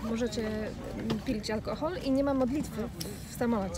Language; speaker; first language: Polish; native; Polish